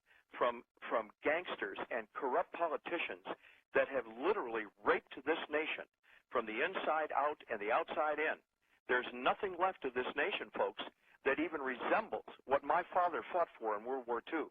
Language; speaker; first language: English; native; English